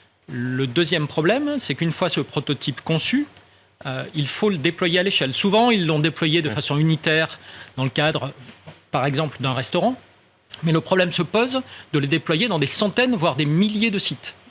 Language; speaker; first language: French; native; French